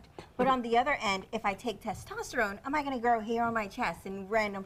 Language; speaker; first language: English; native; English